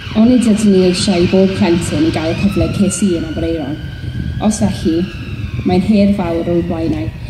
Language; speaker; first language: Welsh; non-native, local second language; English